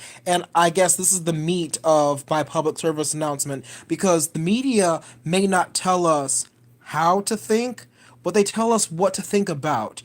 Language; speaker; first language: English; native; English